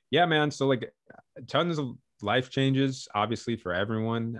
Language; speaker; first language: English; native; English